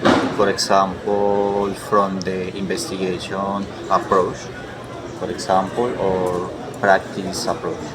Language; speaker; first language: English; non-native, learner; Spanish